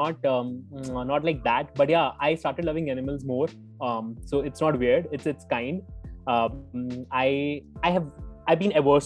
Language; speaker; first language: English; non-native, local second language; Hindi